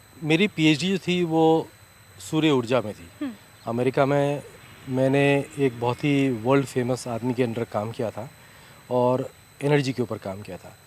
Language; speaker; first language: Hindi; native; Hindi